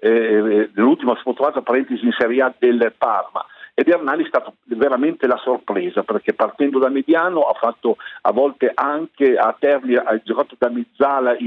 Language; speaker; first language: Italian; native; Italian